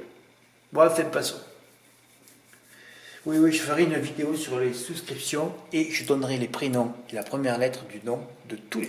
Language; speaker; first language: French; native; French